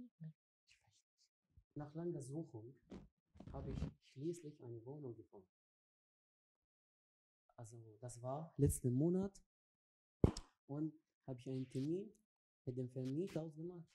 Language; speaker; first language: German; non-native, learner; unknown